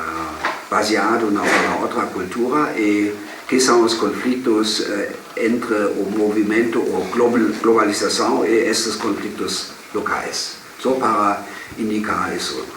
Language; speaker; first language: Portuguese; non-native, fluent; German